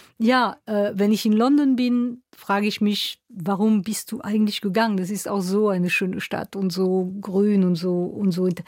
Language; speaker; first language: German; non-native, local second language; French